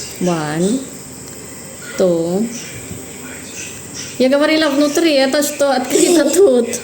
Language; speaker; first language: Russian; non-native, learner; Filipino